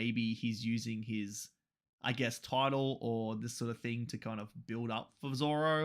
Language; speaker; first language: English; native; English